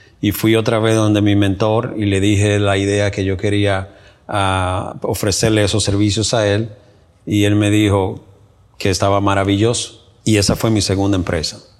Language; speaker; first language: Spanish; native; Spanish